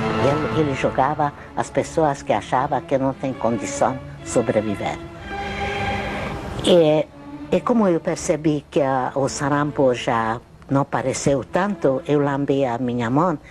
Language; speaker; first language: Portuguese; non-native, fluent; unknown